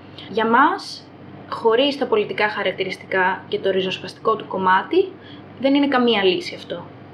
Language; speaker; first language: Greek; native; Greek